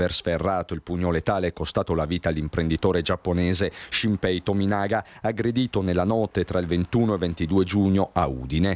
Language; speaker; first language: Italian; native; Italian